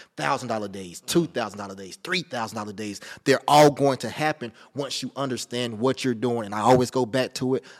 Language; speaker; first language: English; native; English